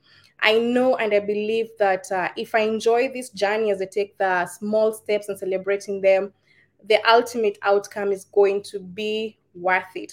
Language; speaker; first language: English; non-native, local second language; Kikuyu